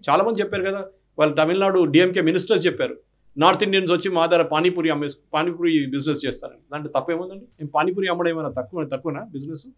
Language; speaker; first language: Telugu; non-native, fluent; Malayalam